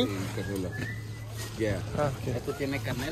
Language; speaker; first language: Spanish; native; Spanish